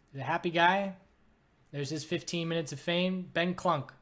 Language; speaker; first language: English; native; English